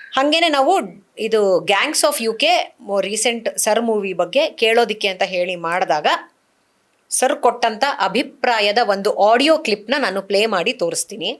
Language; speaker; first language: Kannada; native; Kannada